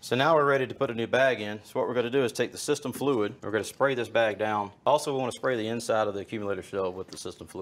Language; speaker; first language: English; native; English